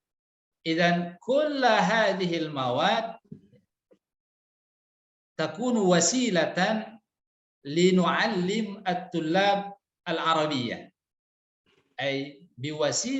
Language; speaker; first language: Arabic; non-native, fluent; Indonesian